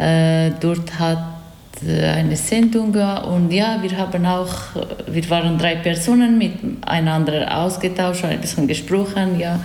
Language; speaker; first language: German; non-native, learner; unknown